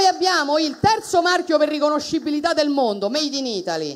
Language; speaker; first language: Italian; native; Italian